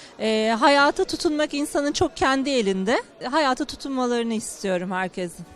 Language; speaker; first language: Turkish; native; Turkish